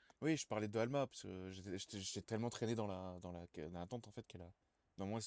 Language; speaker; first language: French; native; French